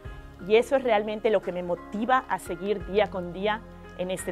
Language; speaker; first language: Spanish; native; Spanish